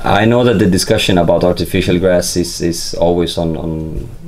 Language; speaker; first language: English; non-native, fluent; Swedish